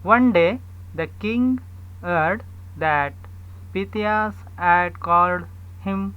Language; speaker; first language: English; non-native, local second language; Kannada